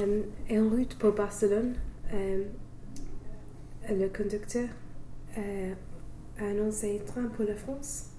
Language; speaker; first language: French; non-native, learner; English